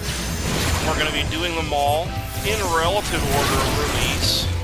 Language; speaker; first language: English; native; English